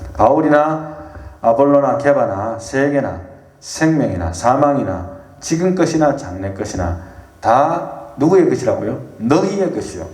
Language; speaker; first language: Korean; native; Korean